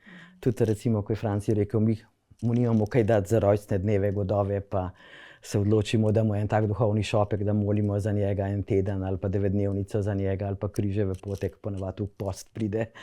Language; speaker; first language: Slovenian; native; Slovenian